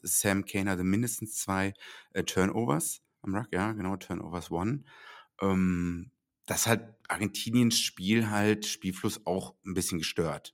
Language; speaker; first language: German; native; German